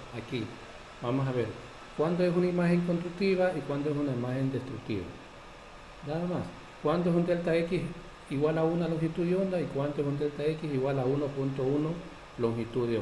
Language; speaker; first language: Spanish; native; Spanish